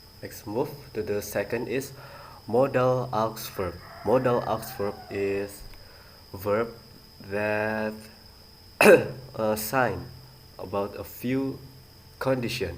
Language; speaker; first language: English; non-native, learner; Indonesian